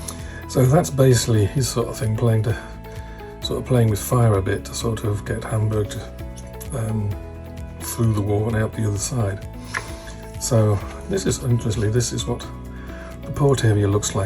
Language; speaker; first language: English; native; English